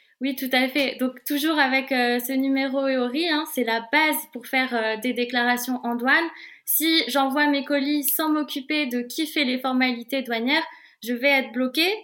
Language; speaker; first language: French; native; French